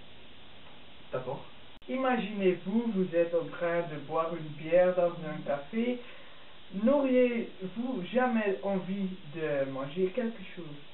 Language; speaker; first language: French; non-native, learner; Dutch